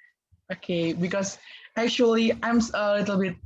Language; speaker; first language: English; non-native, learner; Indonesian